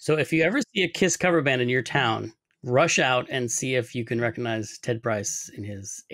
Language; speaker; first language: English; native; English